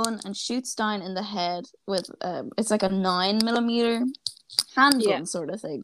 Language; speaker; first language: English; native; English